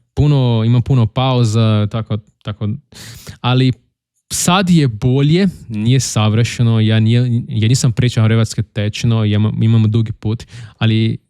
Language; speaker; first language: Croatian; non-native, learner; Portuguese